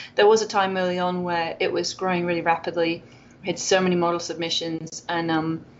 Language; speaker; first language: English; native; English